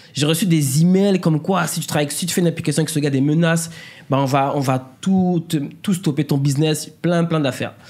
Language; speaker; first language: French; native; French